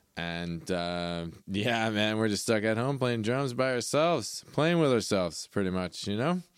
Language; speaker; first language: English; native; English